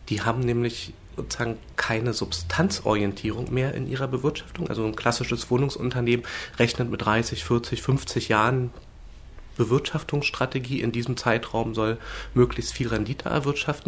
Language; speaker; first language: German; native; German